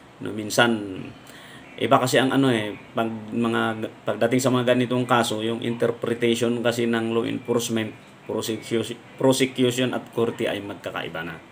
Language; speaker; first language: Filipino; non-native, local second language; Iloko